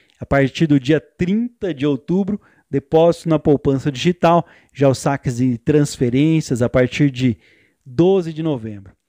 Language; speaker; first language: Portuguese; native; Portuguese